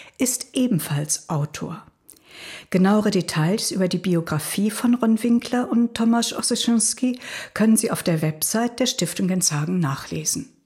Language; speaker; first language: German; native; German